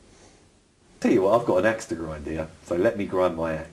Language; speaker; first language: English; native; English